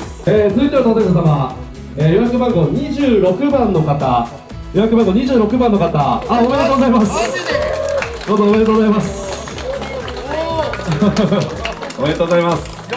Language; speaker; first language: Japanese; native; Japanese